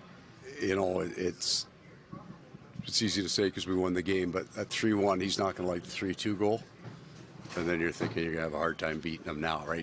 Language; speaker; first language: English; native; English